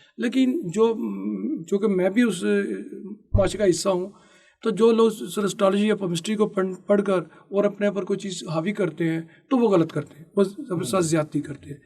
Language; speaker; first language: Urdu; non-native, local second language; Punjabi